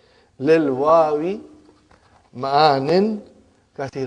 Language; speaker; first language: Arabic; non-native, fluent; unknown